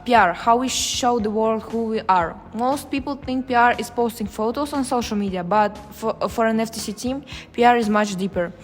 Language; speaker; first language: English; non-native, fluent; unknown